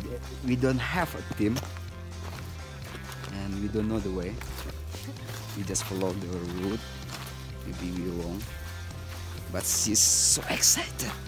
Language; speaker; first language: English; non-native, learner; Indonesian